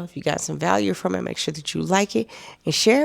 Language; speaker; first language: English; native; English